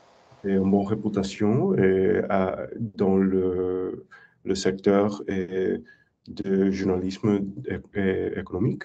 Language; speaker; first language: French; non-native, learner; English